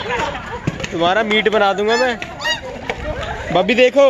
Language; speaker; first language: Hindi; native; Hindi